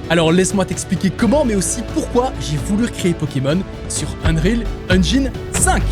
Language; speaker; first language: French; native; French